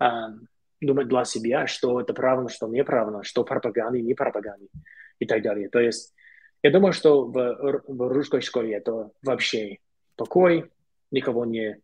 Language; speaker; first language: Russian; non-native, learner; English